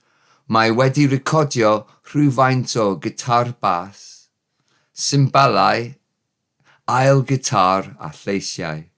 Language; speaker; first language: Welsh; non-native, learner; English